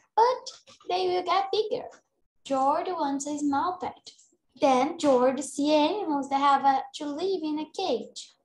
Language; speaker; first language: English; non-native, fluent; Portuguese